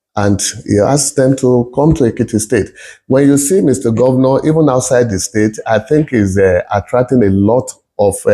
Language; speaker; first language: English; non-native, local second language; Yoruba